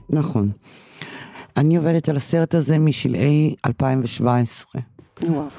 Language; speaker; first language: Hebrew; early bilingual, other home language; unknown